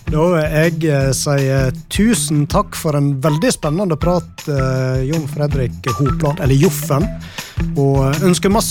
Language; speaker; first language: Norwegian; native; Norwegian